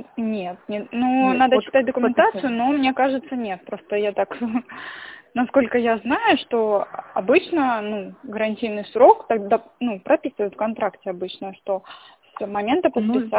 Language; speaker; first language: Russian; native; Russian